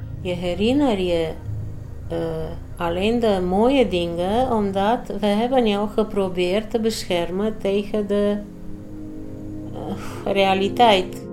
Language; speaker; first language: Dutch; non-native, fluent; Romanian